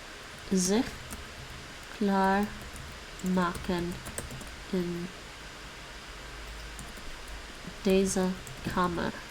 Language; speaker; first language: Dutch; non-native, learner; English